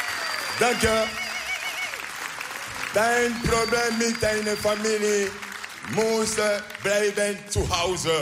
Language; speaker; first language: Dutch; non-native, learner; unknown